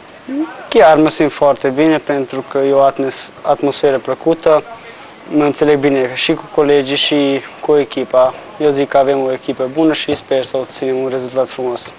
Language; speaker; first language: Romanian; non-native, local second language; Hungarian